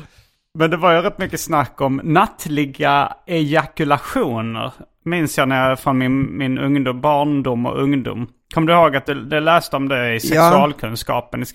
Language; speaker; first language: Swedish; native; Swedish